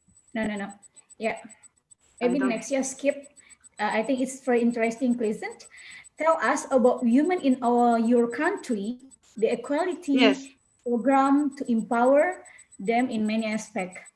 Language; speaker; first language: English; non-native, learner; Indonesian